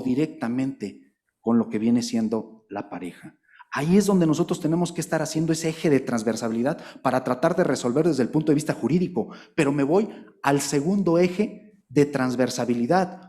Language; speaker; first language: Spanish; native; Spanish